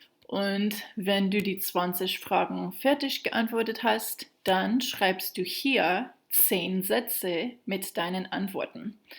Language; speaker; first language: German; non-native, fluent; English